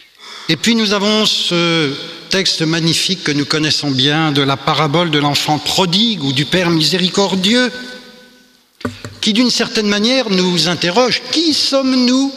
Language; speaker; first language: French; native; French